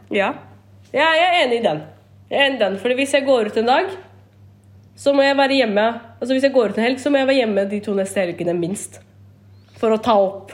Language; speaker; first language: Norwegian; early bilingual, other home language; Kurdish